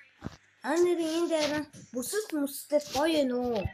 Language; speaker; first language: Mongolian; native; Mongolian